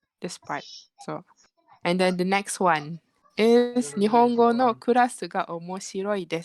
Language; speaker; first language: Japanese; non-native, learner; Malay